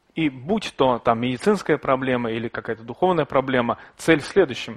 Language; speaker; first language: Russian; native; Russian